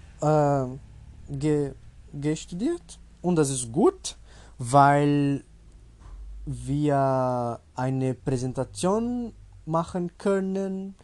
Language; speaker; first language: German; non-native, learner; Portuguese